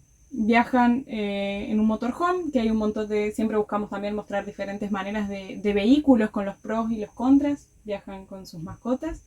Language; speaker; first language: Spanish; native; Spanish